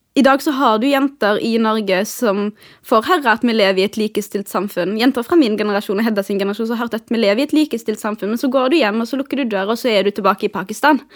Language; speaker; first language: Norwegian; early bilingual, other home language; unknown